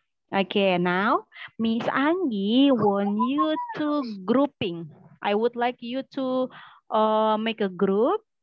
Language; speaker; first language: English; non-native, fluent; Indonesian